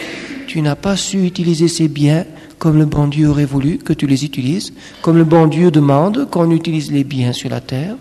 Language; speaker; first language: French; native; French